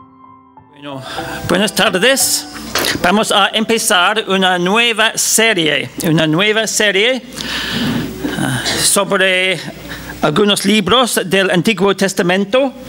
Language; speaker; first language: Spanish; non-native, fluent; English